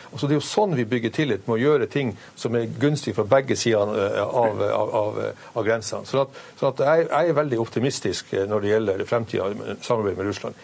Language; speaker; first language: Norwegian; native; Norwegian